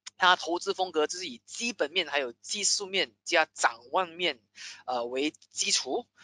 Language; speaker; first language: Chinese; native; Chinese